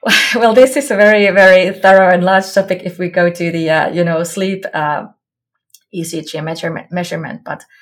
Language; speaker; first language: English; non-native, fluent; Finnish